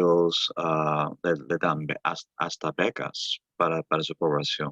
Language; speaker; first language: Spanish; early bilingual, heritage; Spanish